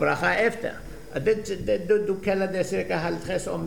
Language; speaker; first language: Danish; non-native, fluent; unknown